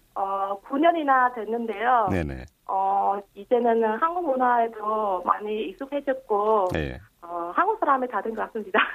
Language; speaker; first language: Korean; non-native, fluent; Vietnamese